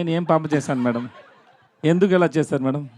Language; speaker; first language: Telugu; non-native, learner; Tamil